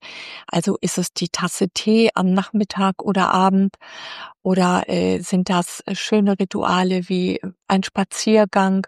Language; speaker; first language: German; native; German